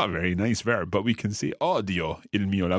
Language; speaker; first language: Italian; non-native, fluent; English